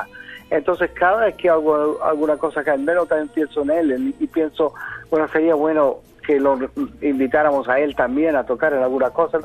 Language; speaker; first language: Spanish; native; Spanish